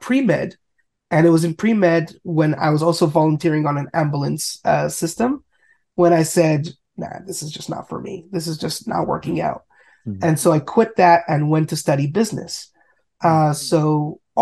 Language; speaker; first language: English; native; English